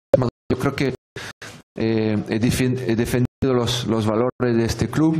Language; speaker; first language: Spanish; non-native, fluent; French